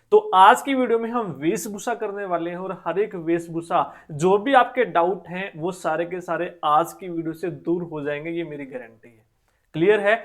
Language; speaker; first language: Hindi; native; Hindi